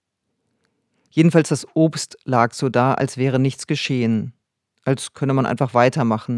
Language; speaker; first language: German; native; German